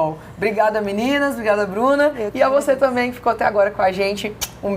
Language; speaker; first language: Portuguese; native; Portuguese